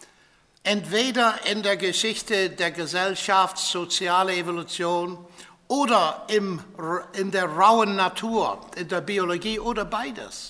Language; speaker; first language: German; non-native, fluent; English